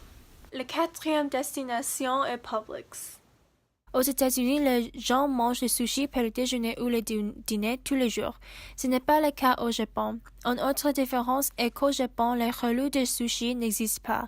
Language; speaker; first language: French; non-native, learner; English